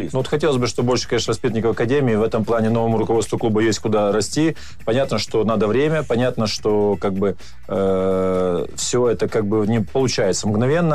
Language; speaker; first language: Russian; native; Russian